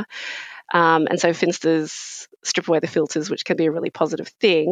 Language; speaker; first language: English; native; English